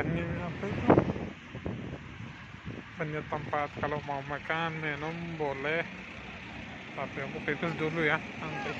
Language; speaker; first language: Indonesian; non-native, learner; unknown